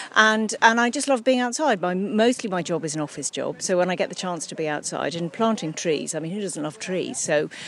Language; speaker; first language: English; native; English